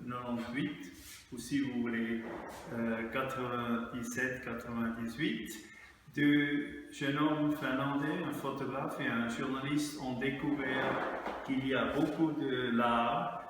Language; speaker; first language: French; non-native, fluent; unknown